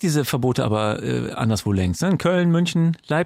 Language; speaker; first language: German; native; German